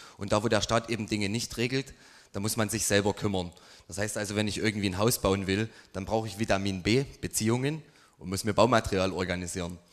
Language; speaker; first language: German; native; German